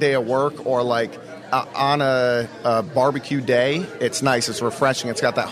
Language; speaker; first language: English; native; English